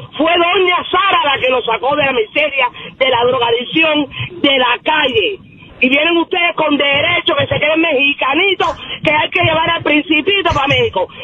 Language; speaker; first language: Spanish; native; Spanish